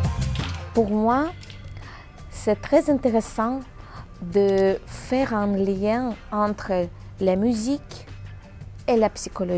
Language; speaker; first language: French; non-native, fluent; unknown